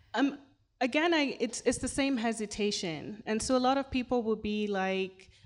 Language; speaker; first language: English; non-native, local second language; Swahili